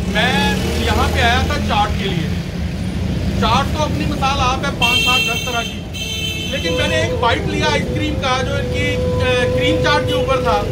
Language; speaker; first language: Urdu; native; Urdu